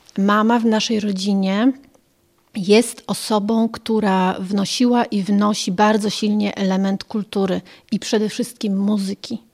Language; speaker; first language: Polish; early bilingual, other home language; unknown